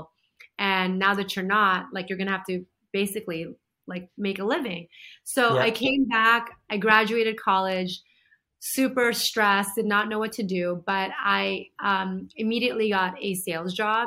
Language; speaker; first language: English; native; English